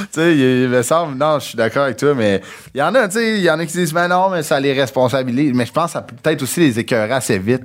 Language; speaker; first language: French; native; French